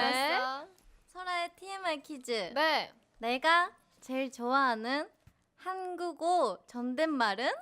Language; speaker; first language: Korean; non-native, fluent; Japanese